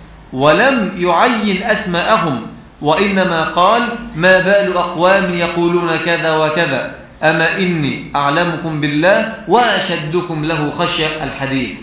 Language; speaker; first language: Arabic; native; Arabic